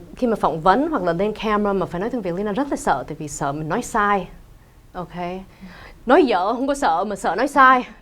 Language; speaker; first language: Vietnamese; early bilingual, heritage; Vietnamese